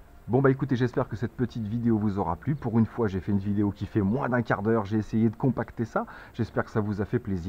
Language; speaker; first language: French; native; French